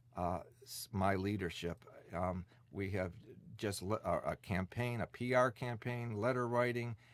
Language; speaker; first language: English; native; English